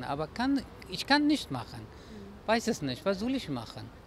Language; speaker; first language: German; non-native, learner; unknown